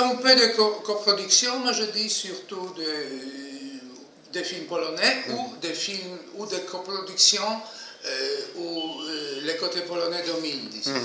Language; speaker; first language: French; non-native, fluent; Polish